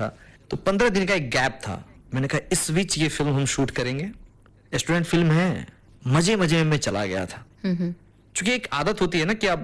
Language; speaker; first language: Hindi; non-native, local second language; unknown